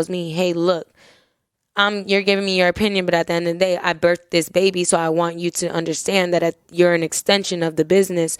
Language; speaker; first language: English; native; English